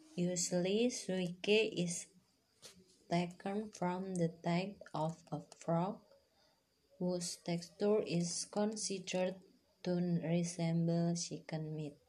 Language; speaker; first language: English; non-native, fluent; Indonesian